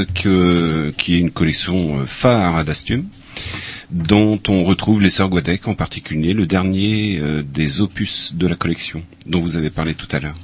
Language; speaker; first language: French; native; French